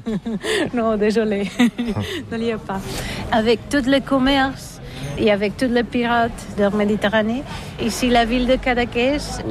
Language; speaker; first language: French; non-native, learner; Catalan